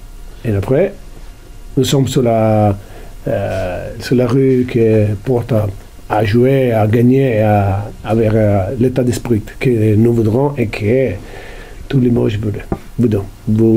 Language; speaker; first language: French; non-native, learner; Italian